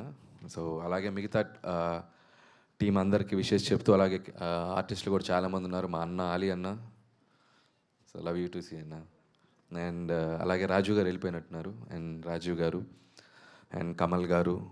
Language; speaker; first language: Telugu; native; Telugu